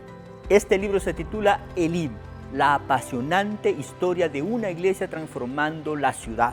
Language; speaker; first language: Spanish; native; Spanish